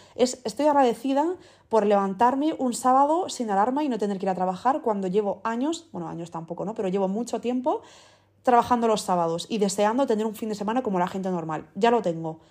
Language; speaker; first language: Spanish; early bilingual, other home language; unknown